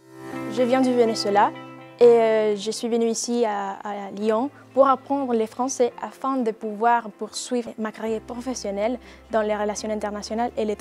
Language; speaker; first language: French; non-native, fluent; Spanish